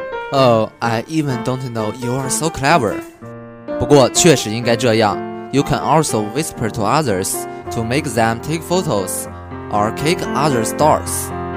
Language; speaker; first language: English; non-native, learner; Chinese